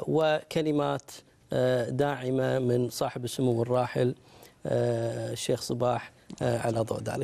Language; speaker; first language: Arabic; native; Arabic